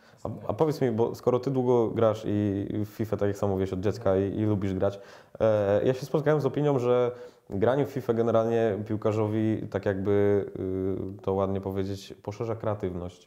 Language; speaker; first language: Polish; native; Polish